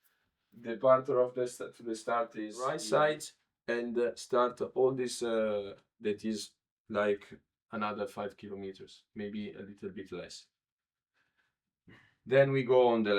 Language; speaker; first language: English; non-native, learner; Italian